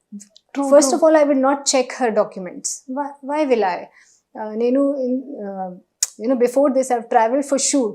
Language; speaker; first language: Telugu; non-native, local second language; Hindi